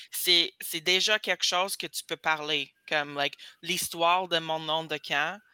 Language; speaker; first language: French; non-native, fluent; English